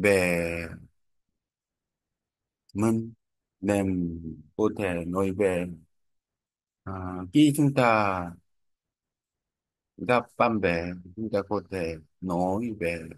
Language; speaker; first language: Vietnamese; non-native, learner; Korean